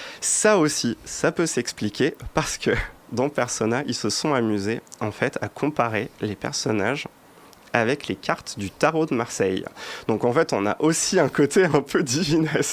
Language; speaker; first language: French; native; French